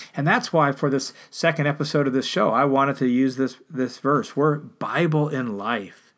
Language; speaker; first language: English; native; English